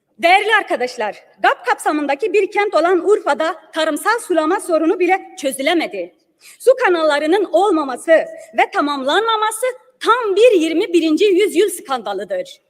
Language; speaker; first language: Turkish; non-native, local second language; Kurdish